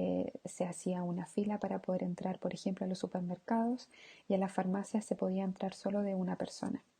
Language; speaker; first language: Spanish; native; Spanish